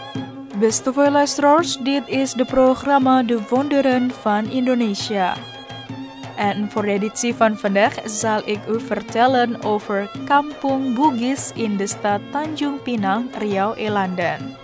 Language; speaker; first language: Dutch; non-native, fluent; Indonesian